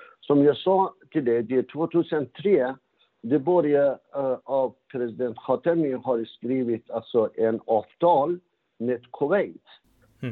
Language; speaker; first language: Swedish; non-native, fluent; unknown